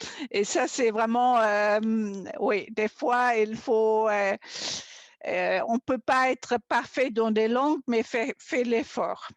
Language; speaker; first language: French; non-native, fluent; German